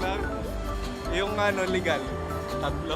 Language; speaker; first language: Filipino; native; Filipino